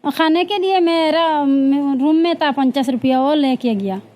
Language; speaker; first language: Hindi; non-native, local second language; Bangla